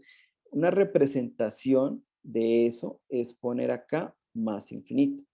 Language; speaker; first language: Spanish; native; Spanish